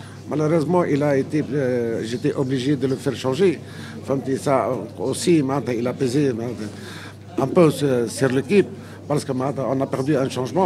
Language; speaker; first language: French; non-native, local second language; Arabic